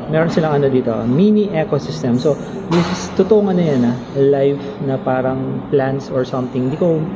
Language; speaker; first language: Filipino; native; Filipino